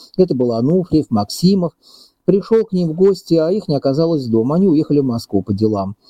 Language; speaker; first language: Russian; native; Russian